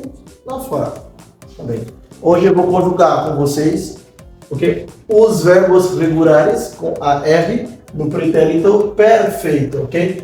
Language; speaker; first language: Portuguese; non-native, fluent; Haitian Creole